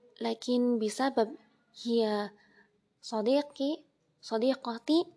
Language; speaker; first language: Arabic; non-native, learner; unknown